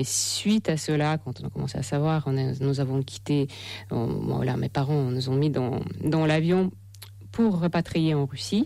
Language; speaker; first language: French; non-native, fluent; Russian